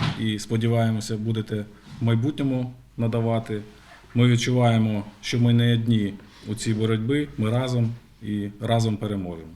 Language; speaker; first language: Ukrainian; native; Ukrainian